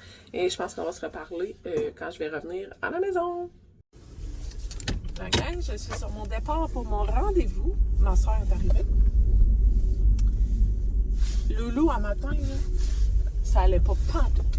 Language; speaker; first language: French; native; French